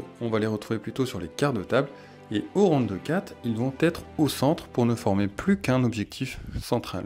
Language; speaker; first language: French; native; French